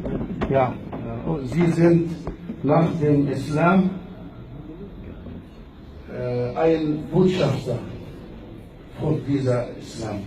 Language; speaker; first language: German; non-native, learner; Arabic